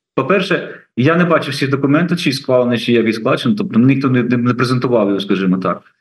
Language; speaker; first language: Ukrainian; native; Ukrainian